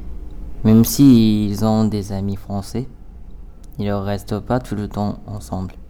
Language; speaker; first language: French; non-native, learner; Japanese